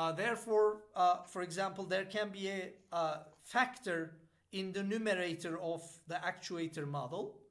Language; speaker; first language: English; non-native, fluent; Turkish